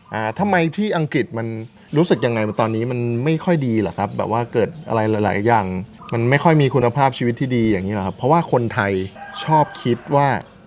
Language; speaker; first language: Thai; native; Thai